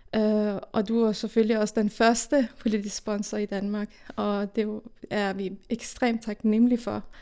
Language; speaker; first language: Danish; early bilingual, other home language; Persian